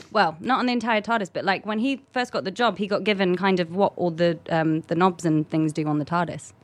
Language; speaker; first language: English; native; English